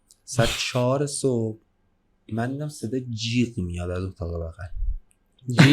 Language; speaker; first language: Persian; native; Persian